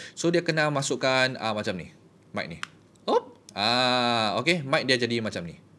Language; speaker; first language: Malay; native; Malay